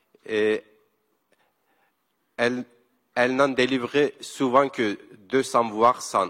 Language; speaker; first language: French; non-native, learner; Kurdish